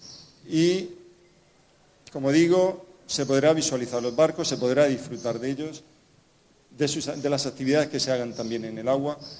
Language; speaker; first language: Spanish; native; Spanish